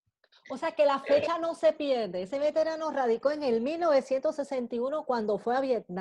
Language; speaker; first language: Spanish; native; Spanish